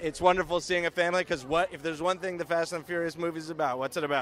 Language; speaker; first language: English; native; English